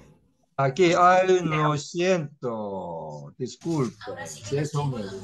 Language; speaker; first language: Spanish; non-native, learner; Korean